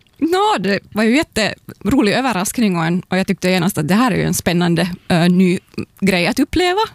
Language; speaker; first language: Swedish; native; Swedish